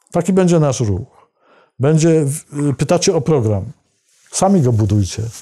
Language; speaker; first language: Polish; native; Polish